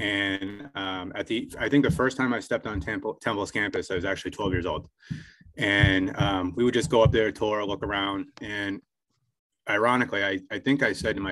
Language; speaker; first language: English; native; English